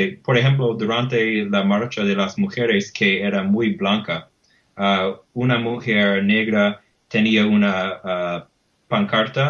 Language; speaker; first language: Spanish; non-native, fluent; English